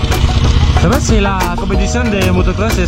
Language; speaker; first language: Spanish; non-native, learner; French